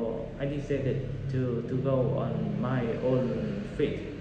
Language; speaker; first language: English; non-native, learner; Vietnamese